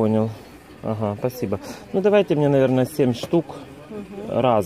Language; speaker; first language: Russian; native; Russian